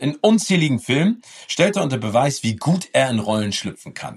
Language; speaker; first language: German; native; German